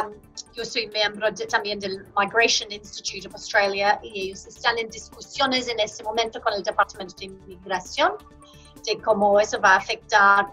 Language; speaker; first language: Spanish; non-native, fluent; English